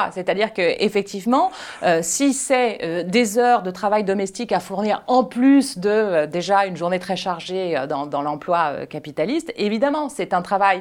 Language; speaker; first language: French; native; French